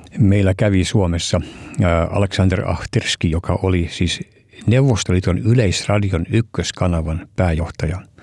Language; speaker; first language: Finnish; early bilingual, heritage; Finnish